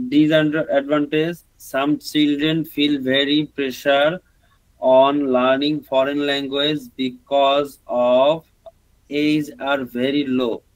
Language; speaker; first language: English; non-native, learner; Bangla